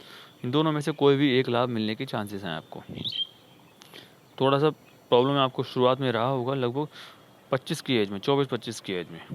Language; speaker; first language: Hindi; native; Hindi